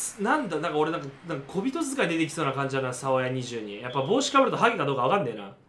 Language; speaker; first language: Japanese; native; Japanese